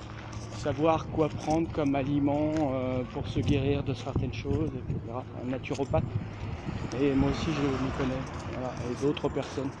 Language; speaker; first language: French; native; French